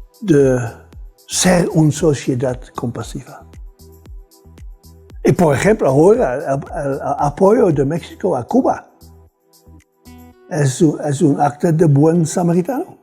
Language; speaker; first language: Spanish; non-native, fluent; Dutch